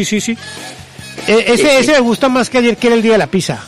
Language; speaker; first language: Spanish; native; Spanish